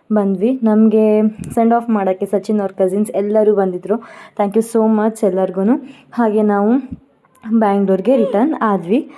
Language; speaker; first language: Kannada; non-native, local second language; Konkani